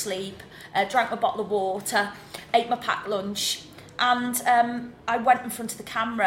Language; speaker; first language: English; native; English